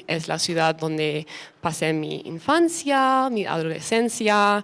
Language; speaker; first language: Spanish; early bilingual, other home language; English